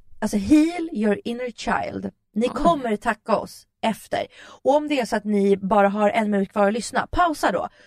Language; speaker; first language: Swedish; early bilingual, other home language; Russian